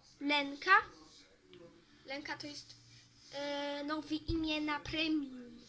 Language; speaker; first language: Polish; early bilingual, heritage; Polish